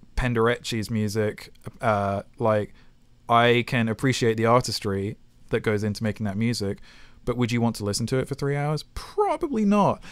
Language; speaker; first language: English; native; English